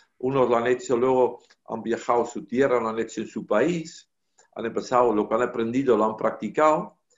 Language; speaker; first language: Spanish; non-native, fluent; Dutch